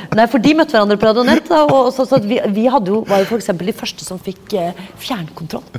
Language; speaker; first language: Norwegian; native; Norwegian